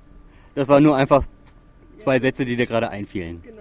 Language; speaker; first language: German; native; German